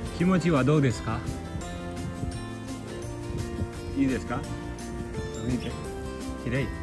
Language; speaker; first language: Japanese; non-native, learner; Nepali